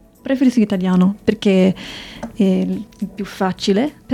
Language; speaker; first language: Italian; non-native, fluent; English